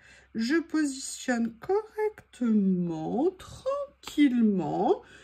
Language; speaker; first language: French; native; French